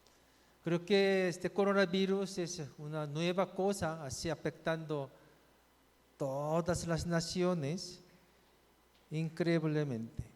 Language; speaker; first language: Spanish; non-native, fluent; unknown